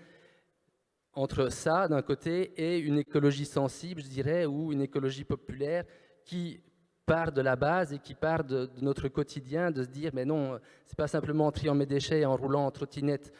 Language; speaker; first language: French; native; French